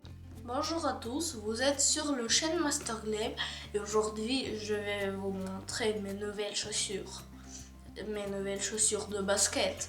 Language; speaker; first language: French; non-native, learner; Ukrainian